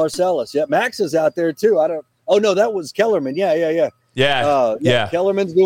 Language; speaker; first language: English; native; English